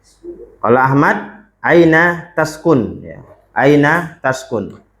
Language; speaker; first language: Arabic; non-native, fluent; Indonesian